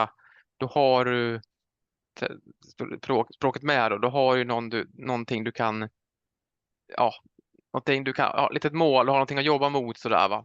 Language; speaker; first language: Swedish; native; Swedish